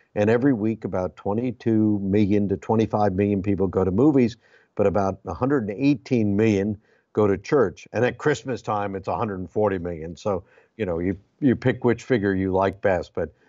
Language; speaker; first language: English; native; English